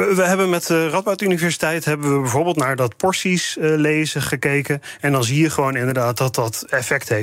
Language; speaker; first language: Dutch; native; Dutch